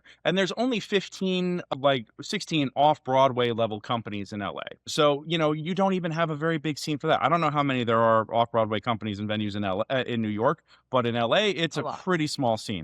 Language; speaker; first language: English; native; English